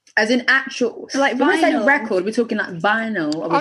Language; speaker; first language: English; native; English